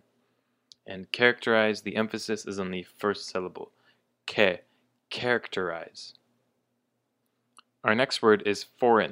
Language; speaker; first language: English; native; English